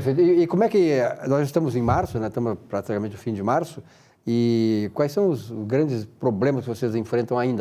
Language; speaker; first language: Portuguese; native; Portuguese